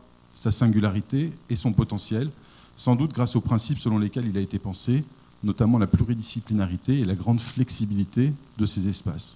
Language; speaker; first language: French; native; French